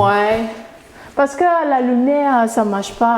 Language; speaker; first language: French; non-native, learner; Thai